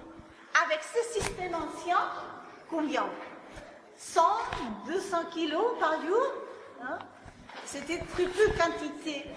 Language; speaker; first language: French; non-native, learner; Spanish